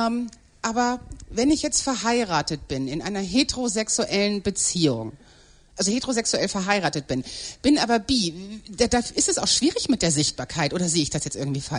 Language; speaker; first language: German; native; German